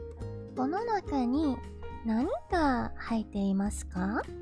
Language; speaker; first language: Japanese; non-native, learner; English